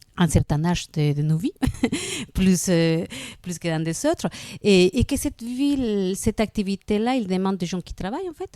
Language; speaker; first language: French; non-native, fluent; Spanish